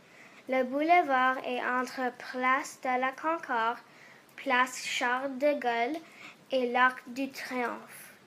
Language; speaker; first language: French; non-native, learner; English